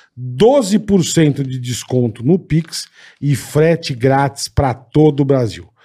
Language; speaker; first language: Portuguese; native; Portuguese